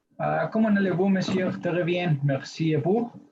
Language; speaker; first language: French; non-native, learner; Spanish